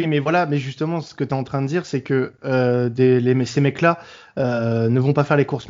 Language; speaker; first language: French; native; French